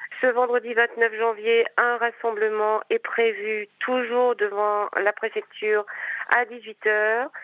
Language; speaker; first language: French; native; French